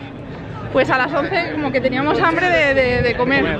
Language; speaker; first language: Spanish; native; Spanish